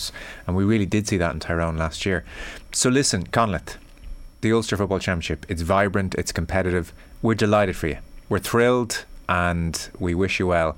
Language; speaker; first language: English; native; English